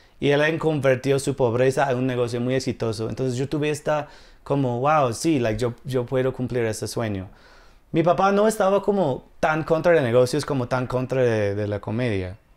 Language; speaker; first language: Spanish; non-native, fluent; English